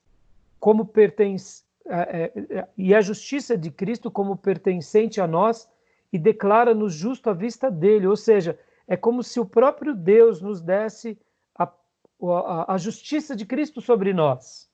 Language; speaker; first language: Portuguese; native; Portuguese